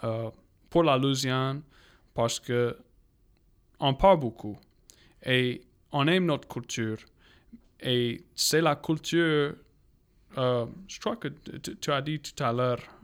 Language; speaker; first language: French; non-native, local second language; English